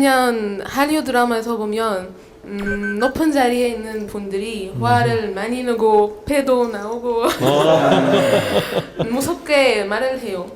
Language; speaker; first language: Korean; non-native, learner; Arabic